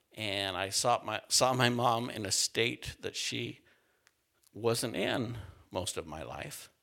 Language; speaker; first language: English; native; English